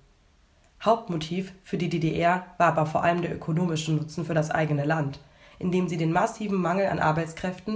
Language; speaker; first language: German; native; German